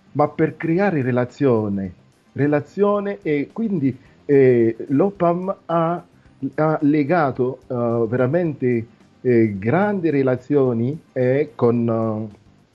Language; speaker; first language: Italian; non-native, fluent; Nande